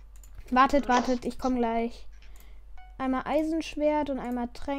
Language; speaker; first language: German; native; German